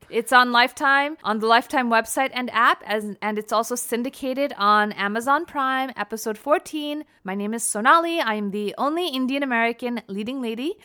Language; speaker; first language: English; native; English